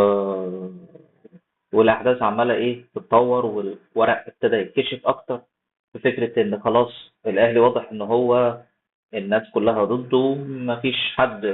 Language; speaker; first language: Arabic; native; Arabic